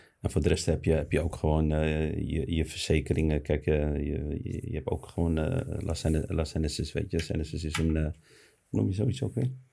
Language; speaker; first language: Dutch; early bilingual, other home language; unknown